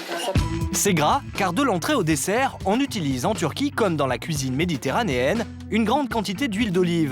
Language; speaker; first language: French; native; French